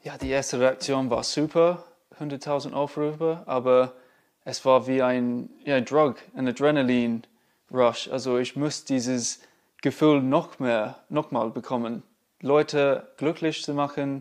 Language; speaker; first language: German; non-native, learner; English